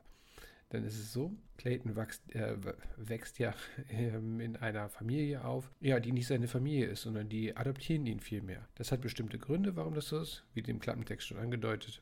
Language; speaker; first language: German; native; German